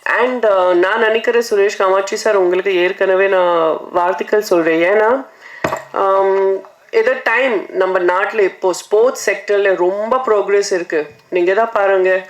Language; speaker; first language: Tamil; non-native, fluent; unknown